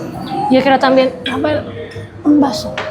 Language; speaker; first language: Spanish; non-native, learner; Indonesian